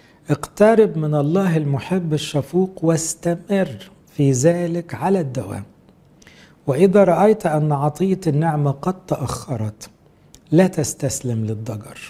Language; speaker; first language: Arabic; native; Arabic